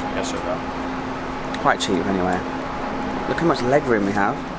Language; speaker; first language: English; native; English